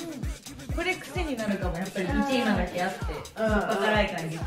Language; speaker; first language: Japanese; native; Japanese